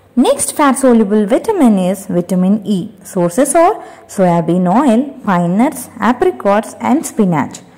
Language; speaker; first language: English; non-native, local second language; Telugu